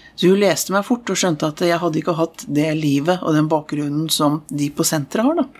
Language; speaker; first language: Norwegian; native; Norwegian